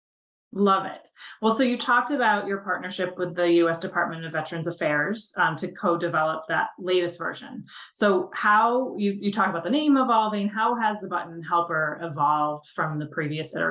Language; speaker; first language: English; native; English